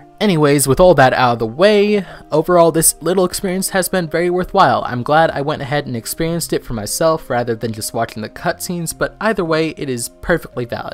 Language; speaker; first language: English; native; English